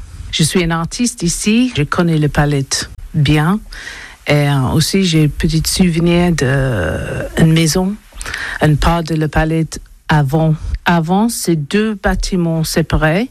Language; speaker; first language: French; non-native, learner; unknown